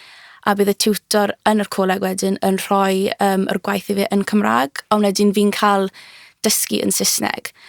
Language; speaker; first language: Welsh; native; Welsh